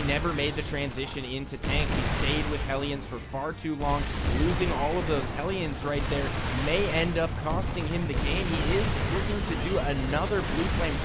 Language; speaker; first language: English; native; English